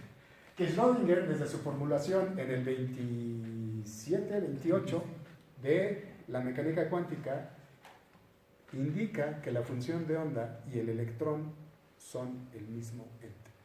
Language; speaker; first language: Spanish; native; Spanish